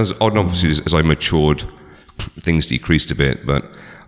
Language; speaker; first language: English; native; English